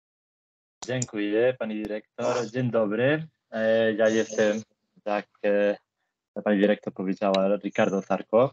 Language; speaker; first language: Polish; non-native, fluent; Spanish